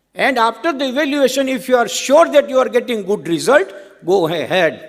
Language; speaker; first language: English; non-native, local second language; Gujarati